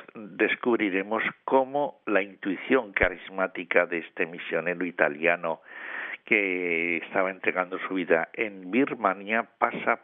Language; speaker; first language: Spanish; native; Spanish